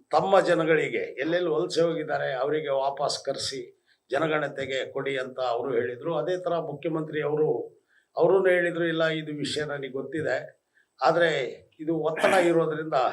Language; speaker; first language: Kannada; non-native, local second language; Lambadi